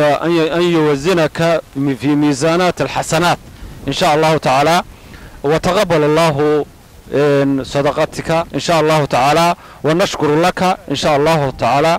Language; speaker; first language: Arabic; non-native, learner; Somali